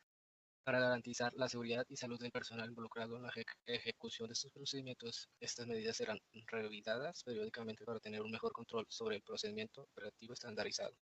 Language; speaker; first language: Spanish; native; Spanish